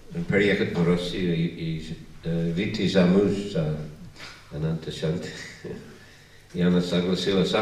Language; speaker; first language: Russian; non-native, fluent; English